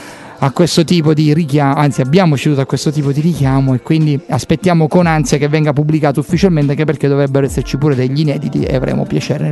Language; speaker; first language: Italian; native; Italian